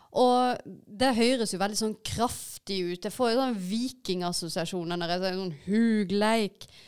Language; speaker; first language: Norwegian; native; Norwegian